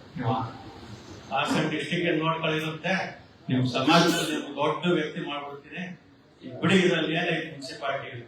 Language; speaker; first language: Kannada; non-native, local second language; Lambadi